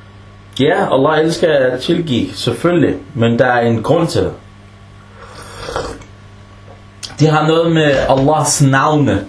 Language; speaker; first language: Danish; early bilingual, other home language; Arabic